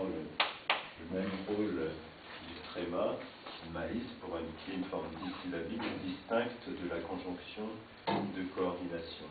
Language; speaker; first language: French; native; French